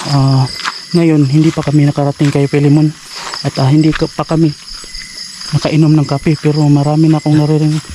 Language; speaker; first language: Filipino; non-native, local second language; Cebuano